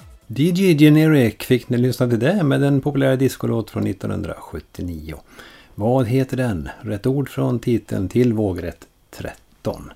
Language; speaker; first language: Swedish; native; Swedish